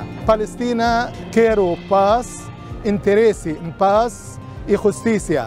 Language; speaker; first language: Spanish; non-native, learner; Arabic